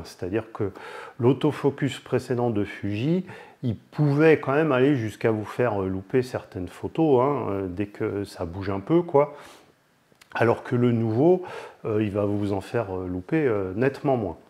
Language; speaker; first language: French; native; French